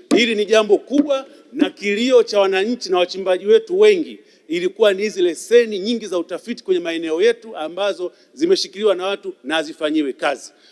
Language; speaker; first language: Swahili; native; Swahili